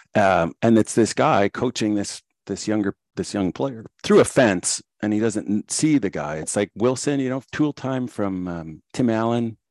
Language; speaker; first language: English; native; English